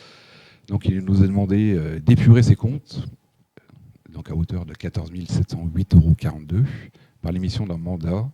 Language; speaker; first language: French; native; French